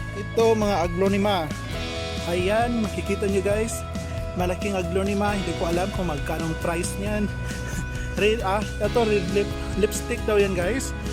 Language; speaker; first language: Filipino; non-native, local second language; Cebuano